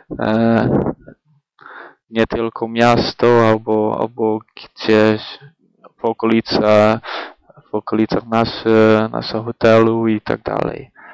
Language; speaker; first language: Polish; non-native, learner; Dutch